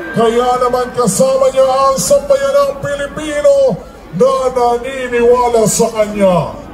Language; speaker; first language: Filipino; native; Filipino